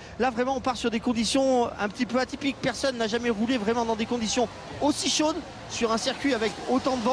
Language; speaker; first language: French; native; French